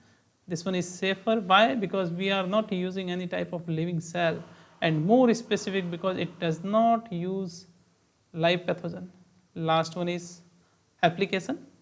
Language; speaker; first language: English; non-native, local second language; Hindi